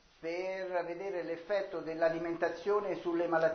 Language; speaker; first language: Spanish; non-native, learner; Italian